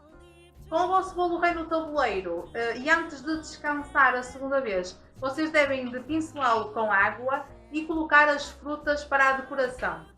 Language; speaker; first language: Portuguese; native; Portuguese